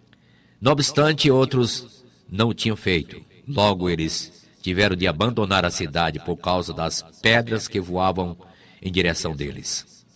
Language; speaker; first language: Portuguese; native; Portuguese